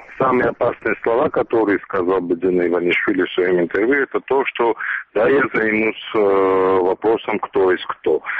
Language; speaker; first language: Russian; non-native, local second language; Georgian